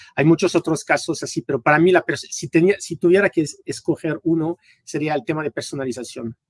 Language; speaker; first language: Spanish; non-native, fluent; French